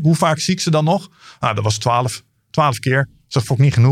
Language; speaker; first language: Dutch; native; Dutch